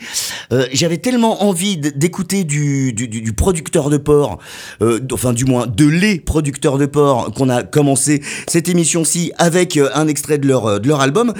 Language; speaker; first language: French; native; French